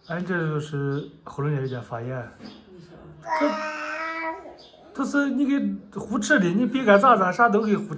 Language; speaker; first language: Chinese; native; Chinese